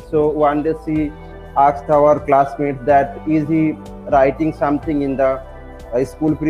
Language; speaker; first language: English; non-native, local second language; Bangla